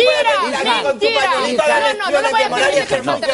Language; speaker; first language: Spanish; native; Spanish